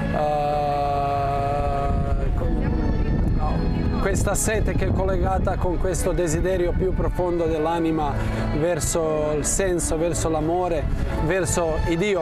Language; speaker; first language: Italian; non-native, fluent; Croatian